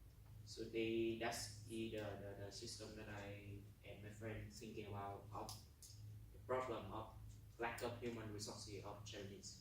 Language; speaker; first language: English; non-native, learner; Vietnamese